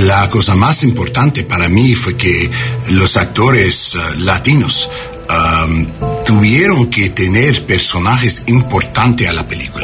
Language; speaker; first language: Spanish; non-native, learner; English